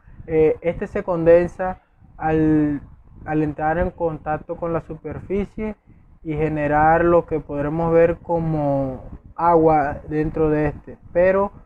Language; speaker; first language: Spanish; native; Spanish